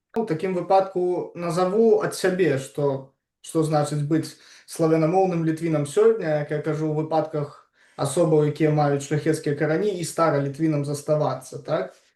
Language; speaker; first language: Belarusian; non-native, local second language; Russian